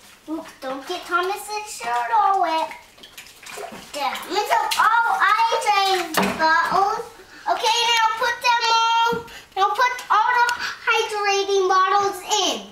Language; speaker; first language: English; native; English